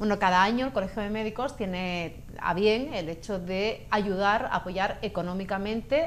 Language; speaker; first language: Spanish; native; Spanish